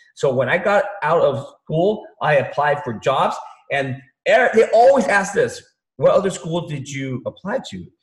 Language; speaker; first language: English; early bilingual, other home language; Vietnamese